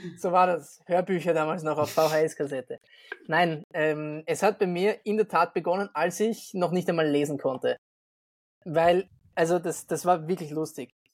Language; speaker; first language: German; native; German